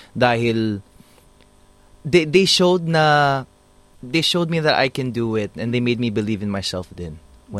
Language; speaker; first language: English; native; English